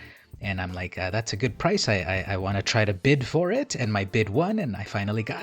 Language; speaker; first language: English; native; English